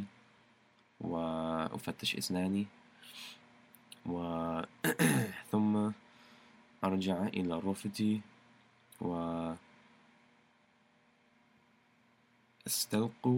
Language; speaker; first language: Arabic; non-native, learner; English